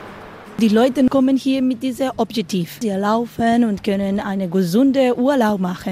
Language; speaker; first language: German; non-native, learner; Spanish